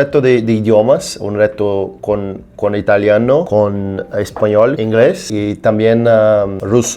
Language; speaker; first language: Spanish; non-native, fluent; Portuguese